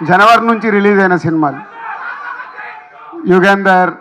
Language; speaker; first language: Telugu; native; Telugu